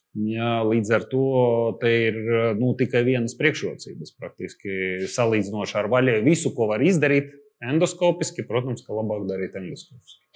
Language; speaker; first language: Latvian; non-native, local second language; Russian